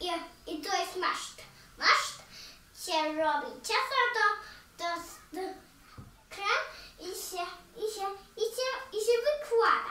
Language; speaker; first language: Polish; early bilingual, heritage; English